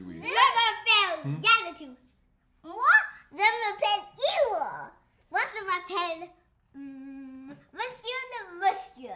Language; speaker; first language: French; early bilingual, heritage; French